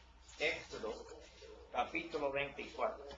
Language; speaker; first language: Spanish; non-native, learner; English